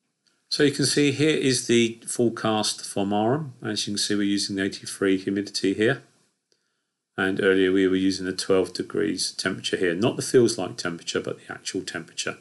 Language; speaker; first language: English; native; English